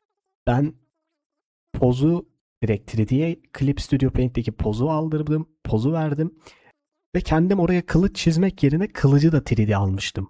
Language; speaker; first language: Turkish; native; Turkish